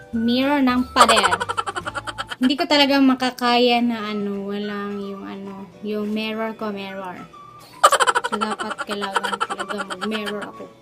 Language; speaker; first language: Filipino; non-native, local second language; Cebuano